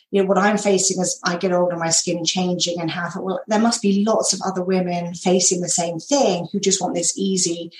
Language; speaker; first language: English; native; English